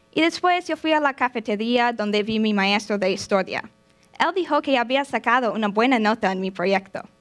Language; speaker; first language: Spanish; non-native, fluent; English